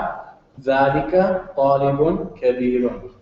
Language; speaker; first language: Arabic; non-native, fluent; English